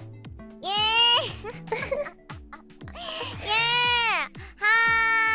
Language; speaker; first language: Japanese; non-native, learner; Indonesian